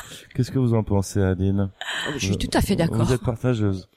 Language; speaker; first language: French; native; French